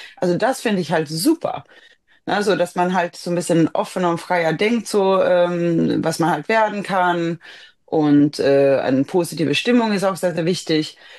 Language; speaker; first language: German; non-native, fluent; Swedish